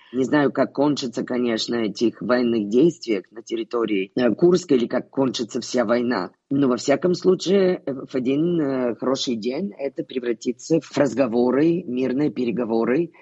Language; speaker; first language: Russian; non-native, fluent; Bulgarian